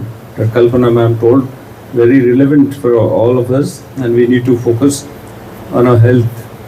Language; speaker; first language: English; non-native, local second language; Telugu